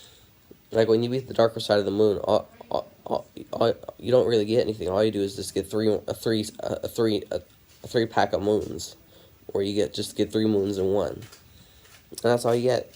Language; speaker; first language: English; native; English